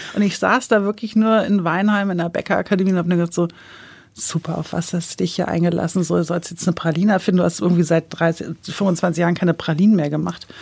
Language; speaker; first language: German; native; German